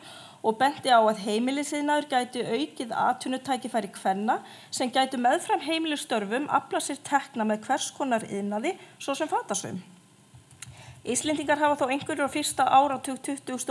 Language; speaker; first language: Icelandic; native; Icelandic